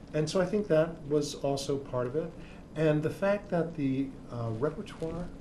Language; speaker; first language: English; native; English